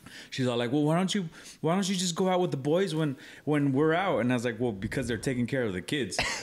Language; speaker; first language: English; early bilingual, other home language; Spanish